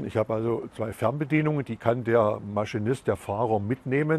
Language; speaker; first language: German; native; German